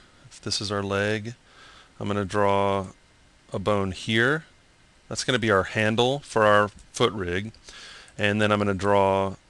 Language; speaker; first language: English; native; English